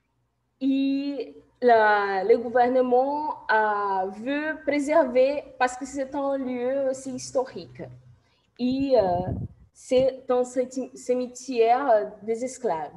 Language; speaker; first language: French; non-native, fluent; Portuguese